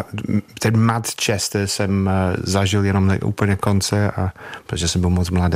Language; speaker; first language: Czech; non-native, fluent; English